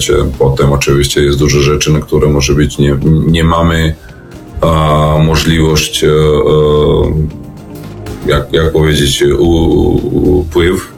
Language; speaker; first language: Polish; non-native, learner; Serbian